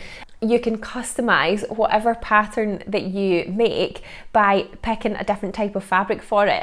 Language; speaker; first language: English; native; English